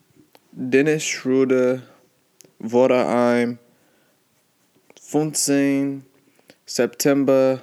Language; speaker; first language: German; non-native, learner; English